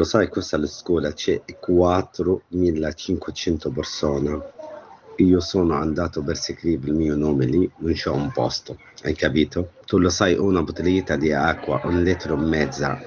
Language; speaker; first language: Italian; non-native, learner; Arabic